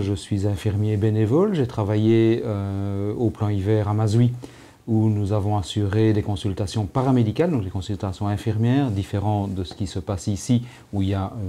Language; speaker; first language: French; native; French